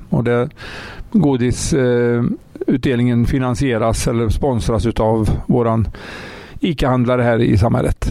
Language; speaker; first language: Swedish; native; Swedish